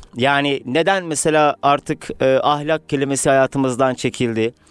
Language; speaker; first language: Turkish; native; Turkish